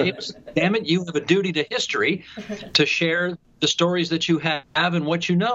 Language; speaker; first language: English; native; English